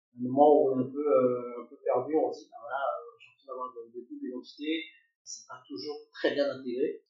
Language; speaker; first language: French; early bilingual, other home language; Cantonese